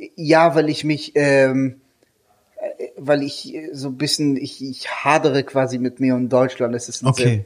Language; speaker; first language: German; non-native, fluent; Hebrew